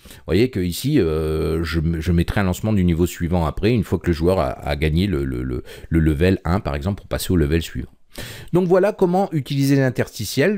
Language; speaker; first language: French; native; French